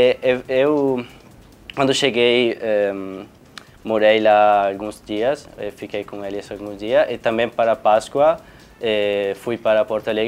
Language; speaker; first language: Portuguese; non-native, fluent; Italian